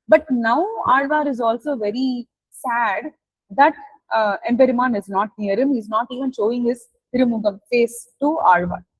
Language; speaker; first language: English; non-native, local second language; Tamil